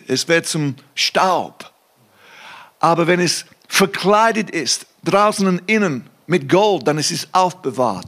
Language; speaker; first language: German; non-native, fluent; English